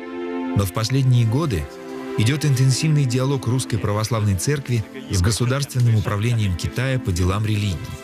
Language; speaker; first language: Russian; native; Russian